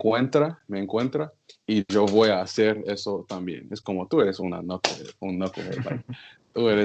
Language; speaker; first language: Spanish; non-native, learner; English